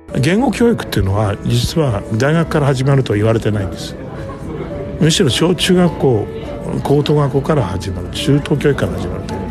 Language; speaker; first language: Japanese; native; Japanese